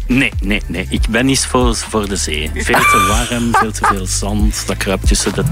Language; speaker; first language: Dutch; native; Dutch